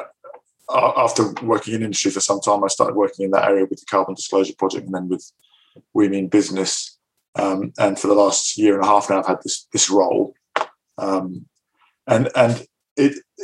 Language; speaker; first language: English; native; English